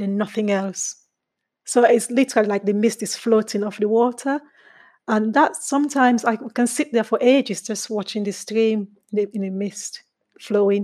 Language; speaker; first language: English; non-native, local second language; Krio